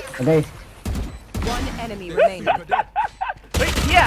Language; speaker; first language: English; non-native, learner; Thai